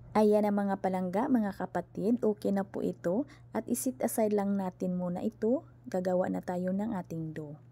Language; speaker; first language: Filipino; non-native, local second language; Cebuano